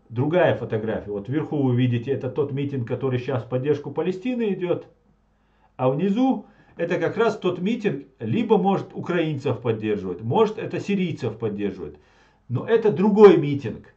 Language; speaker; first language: Russian; non-native, local second language; Chechen